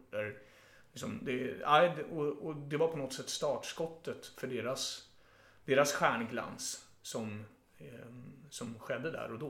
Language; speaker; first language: Swedish; native; Swedish